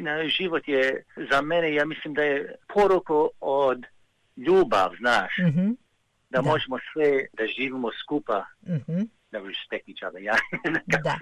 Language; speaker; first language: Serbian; early bilingual, heritage; Serbian